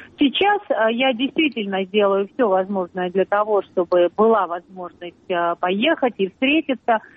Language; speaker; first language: Russian; non-native, local second language; Georgian